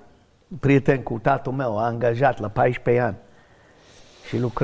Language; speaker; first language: Romanian; non-native, fluent; English